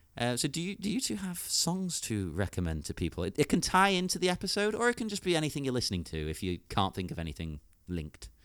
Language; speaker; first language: English; native; English